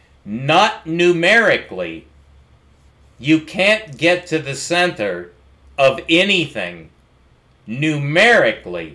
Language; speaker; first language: English; native; English